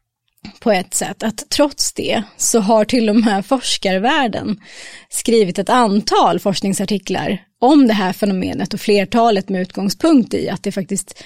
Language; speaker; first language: Swedish; native; Swedish